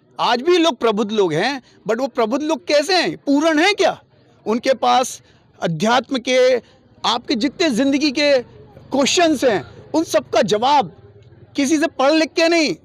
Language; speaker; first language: Hindi; native; Hindi